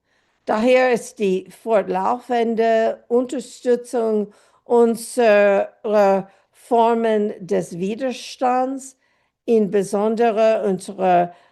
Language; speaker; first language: German; non-native, fluent; English